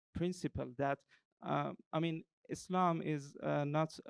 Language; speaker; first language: English; non-native, fluent; Persian